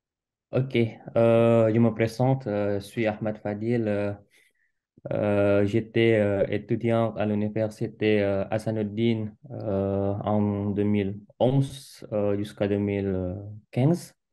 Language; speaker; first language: French; non-native, fluent; Indonesian